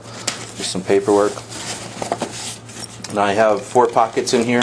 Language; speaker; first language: English; native; English